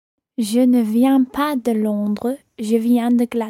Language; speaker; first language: French; non-native, learner; English